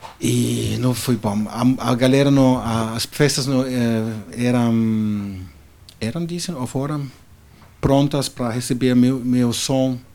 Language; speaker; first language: Portuguese; non-native, fluent; German